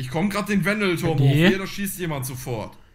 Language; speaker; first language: German; native; German